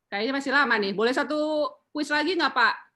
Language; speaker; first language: Indonesian; native; Indonesian